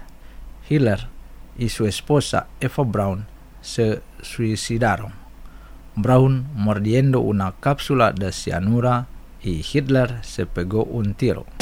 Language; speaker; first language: Spanish; non-native, fluent; Indonesian